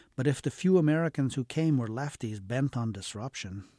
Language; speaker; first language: English; early bilingual, heritage; English